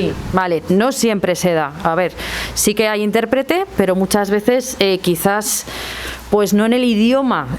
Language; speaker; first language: Spanish; native; Spanish